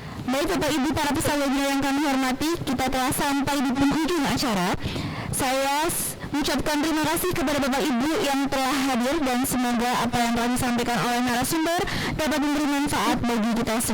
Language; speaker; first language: Indonesian; native; Indonesian